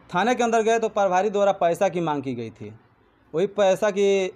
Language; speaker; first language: Hindi; native; Hindi